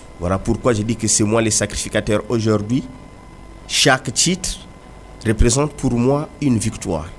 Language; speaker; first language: French; non-native, local second language; Kongo